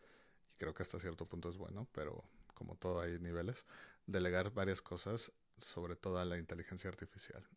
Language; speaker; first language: Spanish; native; Spanish